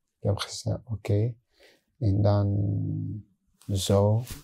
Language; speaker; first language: Dutch; non-native, learner; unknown